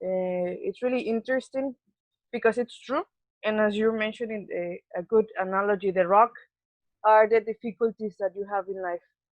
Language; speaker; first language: English; non-native, fluent; Spanish